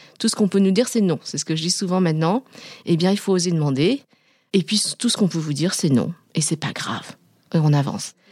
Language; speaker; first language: French; early bilingual, other home language; Vietnamese